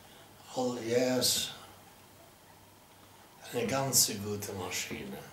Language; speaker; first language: German; non-native, learner; English